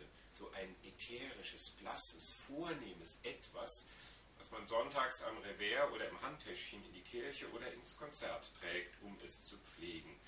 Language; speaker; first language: German; native; German